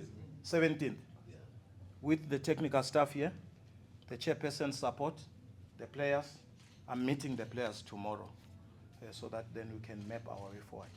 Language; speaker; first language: English; non-native, local second language; Zulu